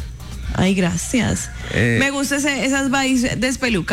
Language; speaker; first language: Spanish; native; Spanish